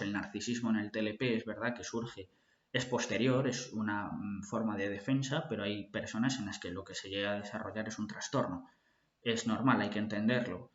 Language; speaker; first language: Spanish; native; Spanish